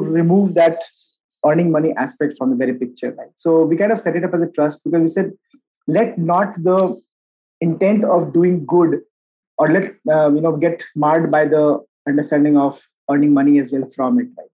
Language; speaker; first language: English; non-native, local second language; Hindi